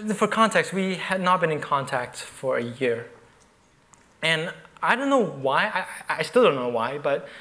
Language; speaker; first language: English; native; English